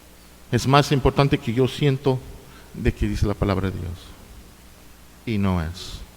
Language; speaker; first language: Spanish; non-native, fluent; English